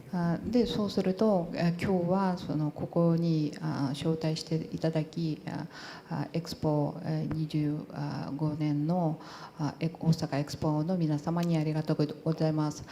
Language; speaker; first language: Japanese; non-native, fluent; Portuguese